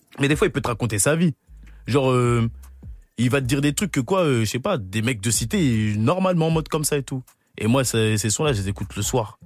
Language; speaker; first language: French; native; French